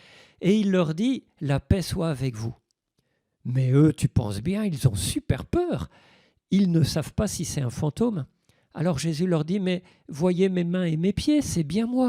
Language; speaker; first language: French; native; French